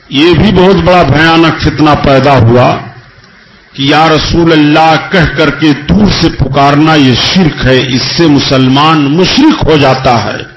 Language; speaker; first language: Urdu; native; Urdu